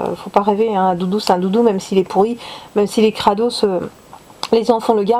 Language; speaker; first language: French; native; French